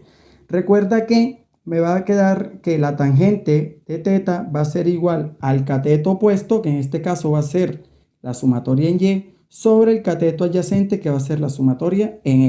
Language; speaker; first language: Spanish; native; Spanish